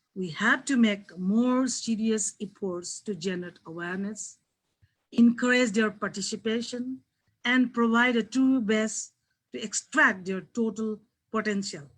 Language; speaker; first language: English; non-native, local second language; Nepali